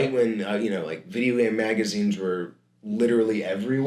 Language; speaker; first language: English; native; English